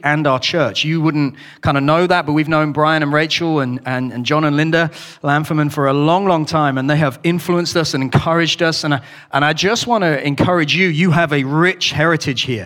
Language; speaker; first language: English; native; English